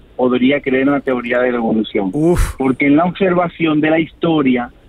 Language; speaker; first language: Spanish; native; Spanish